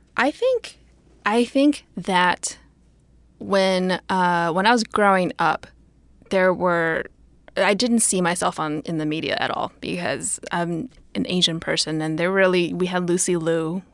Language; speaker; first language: English; native; English